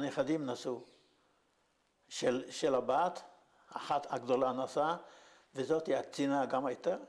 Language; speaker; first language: Hebrew; non-native, fluent; Yiddish